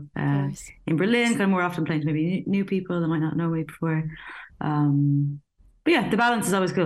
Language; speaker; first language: English; native; English